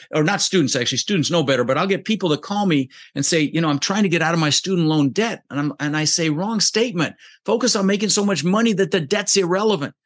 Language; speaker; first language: English; early bilingual, other home language; Dutch